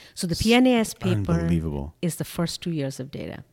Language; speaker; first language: English; non-native, local second language; Bangla